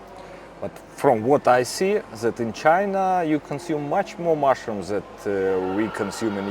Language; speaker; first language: English; non-native, fluent; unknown